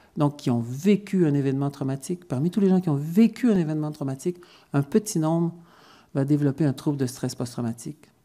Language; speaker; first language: French; native; French